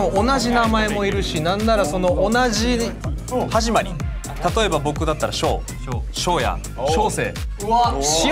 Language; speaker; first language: Japanese; native; Japanese